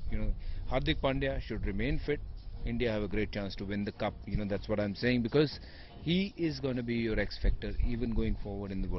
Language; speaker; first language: English; non-native, local second language; Punjabi